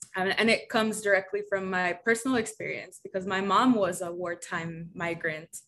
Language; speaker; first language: English; early bilingual, other home language; Spanish